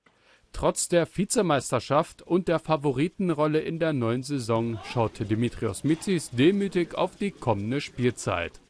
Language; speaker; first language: German; native; German